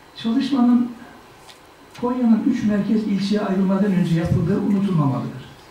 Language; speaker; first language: Turkish; native; Turkish